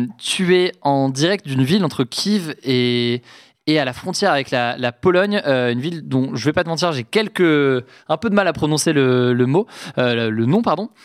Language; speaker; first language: French; native; French